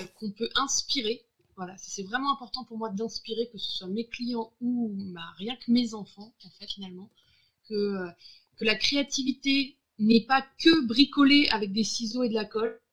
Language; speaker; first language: French; native; French